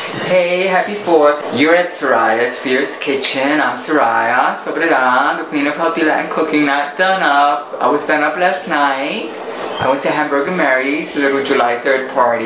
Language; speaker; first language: English; early bilingual, other home language; Spanish